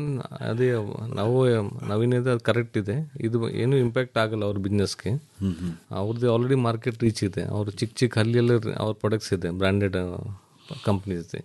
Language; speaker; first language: Kannada; non-native, learner; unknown